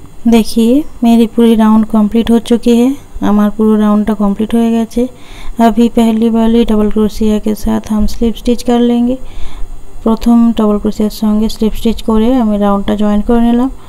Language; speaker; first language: Hindi; non-native, local second language; Bangla